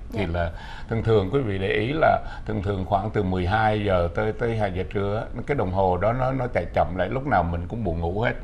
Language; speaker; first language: Vietnamese; native; Vietnamese